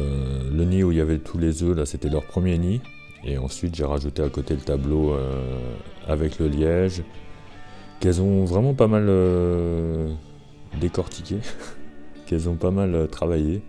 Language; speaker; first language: French; native; French